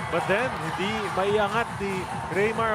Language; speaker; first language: Filipino; native; Filipino